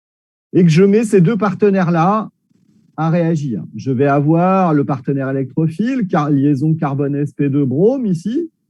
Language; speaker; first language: French; native; French